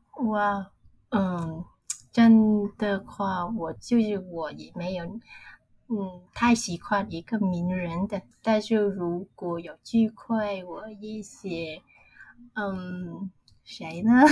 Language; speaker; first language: Chinese; non-native, learner; Vietnamese